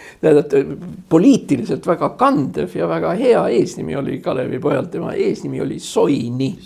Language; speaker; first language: Estonian; native; Estonian